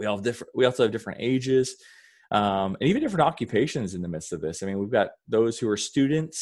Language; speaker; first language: English; native; English